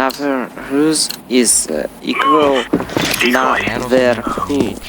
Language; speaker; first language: English; non-native, learner; Russian